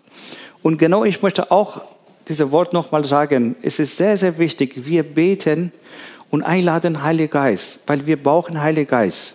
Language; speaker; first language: German; non-native, learner; Persian